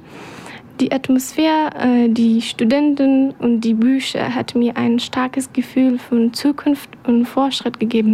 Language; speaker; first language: German; non-native, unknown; Persian